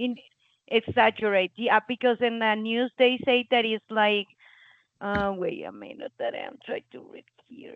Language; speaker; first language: English; non-native, learner; Spanish